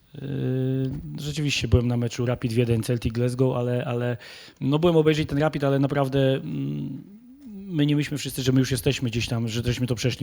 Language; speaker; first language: Polish; native; Polish